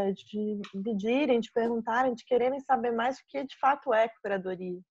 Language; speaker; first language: Portuguese; native; Portuguese